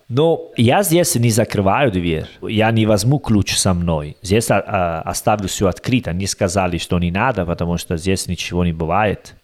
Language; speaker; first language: Russian; non-native, learner; Italian